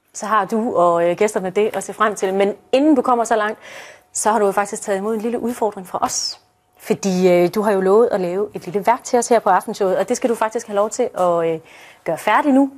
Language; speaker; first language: Danish; native; Danish